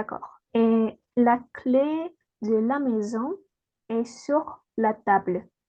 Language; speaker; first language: French; non-native, learner; Spanish